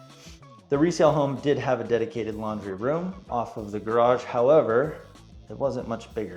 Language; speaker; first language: English; native; English